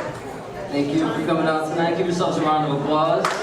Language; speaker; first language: English; native; English